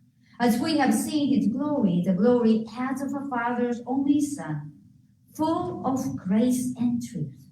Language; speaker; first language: English; non-native, fluent; Japanese